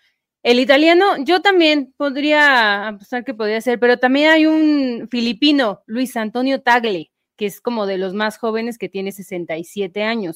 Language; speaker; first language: Spanish; native; Spanish